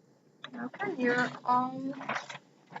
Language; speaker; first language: English; native; English